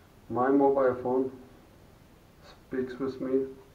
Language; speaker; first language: English; non-native, learner; German